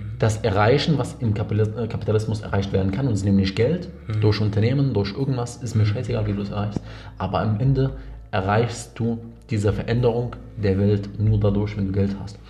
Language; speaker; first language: German; non-native, fluent; Arabic